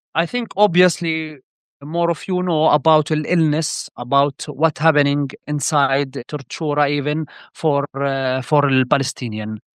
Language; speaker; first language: English; non-native, learner; Arabic